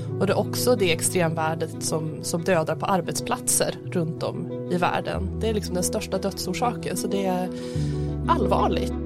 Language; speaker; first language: Swedish; native; Swedish